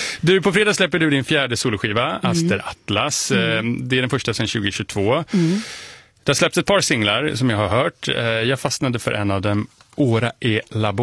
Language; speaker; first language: Swedish; native; Swedish